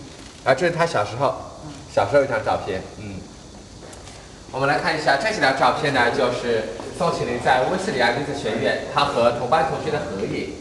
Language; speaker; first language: Chinese; native; Chinese